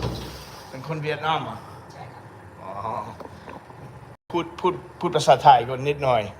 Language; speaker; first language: Thai; non-native, learner; English